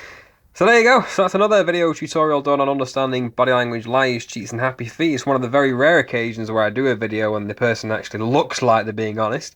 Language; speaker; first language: English; native; English